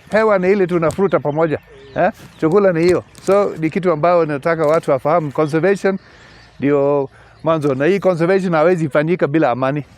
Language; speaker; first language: Swahili; non-native, local second language; English